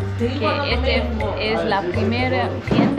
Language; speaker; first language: Spanish; non-native, learner; English